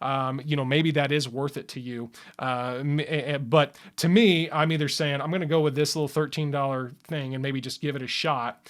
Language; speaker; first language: English; native; English